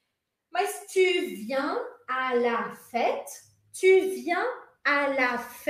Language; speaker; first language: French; non-native, fluent; Portuguese